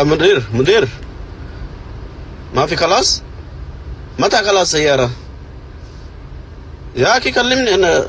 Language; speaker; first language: Arabic; non-native, learner; Amharic